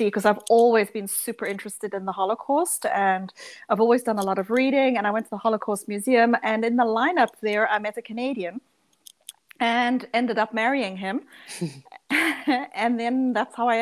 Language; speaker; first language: English; early bilingual, other home language; Dutch